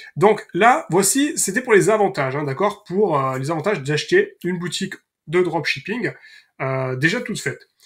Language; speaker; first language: French; native; French